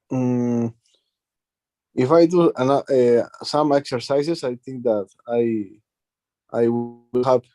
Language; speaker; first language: English; non-native, learner; Spanish